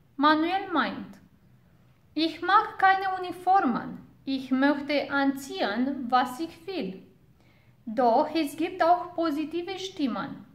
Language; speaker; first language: German; non-native, fluent; Romanian